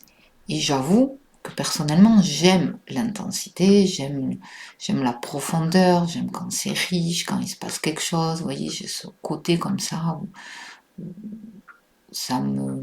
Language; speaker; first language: French; native; French